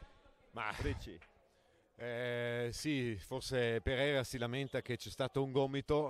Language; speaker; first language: Italian; native; Italian